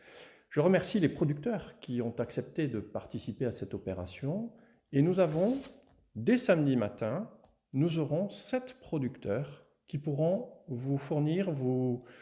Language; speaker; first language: French; native; French